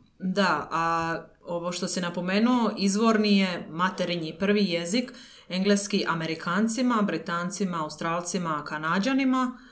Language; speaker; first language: Croatian; native; Croatian